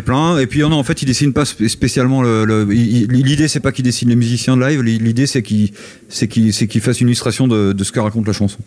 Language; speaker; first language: French; native; French